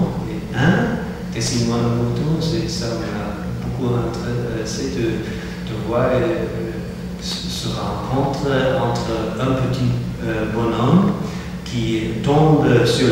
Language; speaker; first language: French; non-native, fluent; German